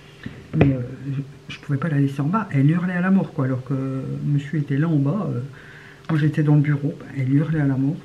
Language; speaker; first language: French; native; French